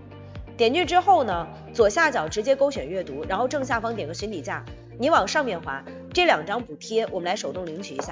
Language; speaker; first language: Chinese; native; Chinese